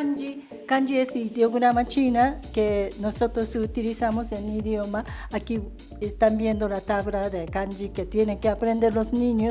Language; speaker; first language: Spanish; non-native, fluent; Japanese